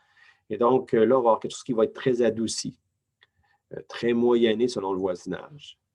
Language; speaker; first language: French; native; French